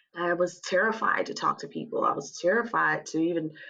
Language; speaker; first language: English; native; English